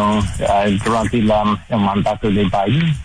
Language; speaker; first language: Spanish; non-native, learner; English